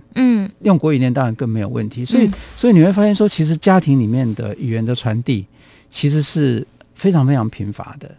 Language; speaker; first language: Chinese; non-native, local second language; Hakka Chinese